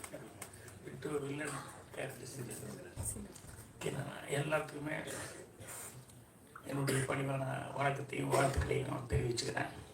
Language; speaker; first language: Tamil; native; Tamil